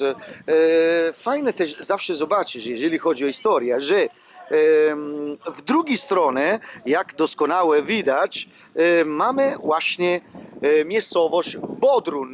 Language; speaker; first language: Polish; non-native, fluent; Italian